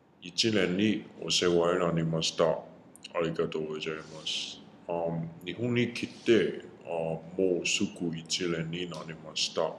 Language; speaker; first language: Japanese; non-native, learner; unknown